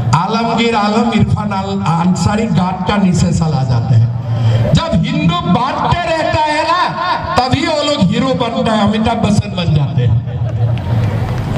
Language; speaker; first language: Hindi; non-native, local second language; Assamese